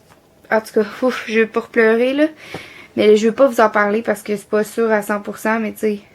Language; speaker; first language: French; native; French